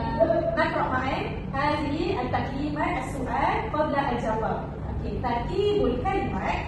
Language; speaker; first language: Arabic; non-native, learner; Malay